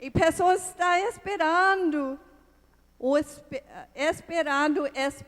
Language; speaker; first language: Portuguese; non-native, learner; English